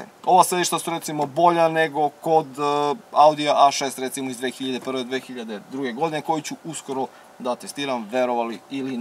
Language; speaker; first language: Serbian; native; Serbian